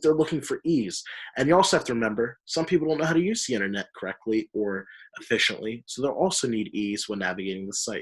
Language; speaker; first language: English; native; English